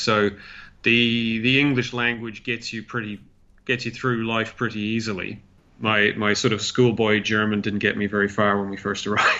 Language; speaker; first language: English; native; English